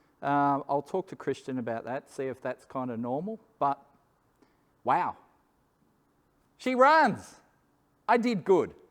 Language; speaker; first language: English; native; English